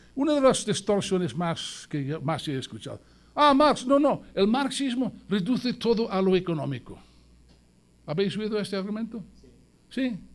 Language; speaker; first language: Spanish; non-native, fluent; English